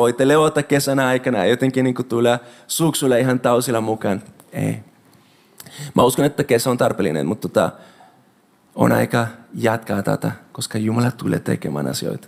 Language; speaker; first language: Finnish; non-native, fluent; Spanish